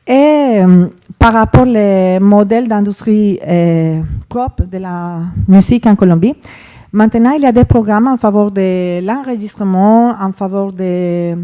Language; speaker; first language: French; non-native, fluent; Spanish